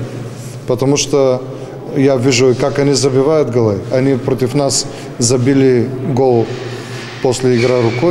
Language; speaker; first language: Russian; non-native, fluent; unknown